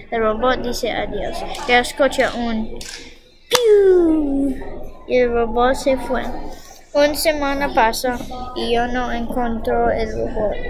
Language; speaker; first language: Spanish; non-native, learner; English